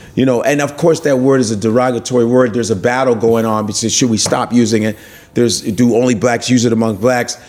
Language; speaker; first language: English; native; English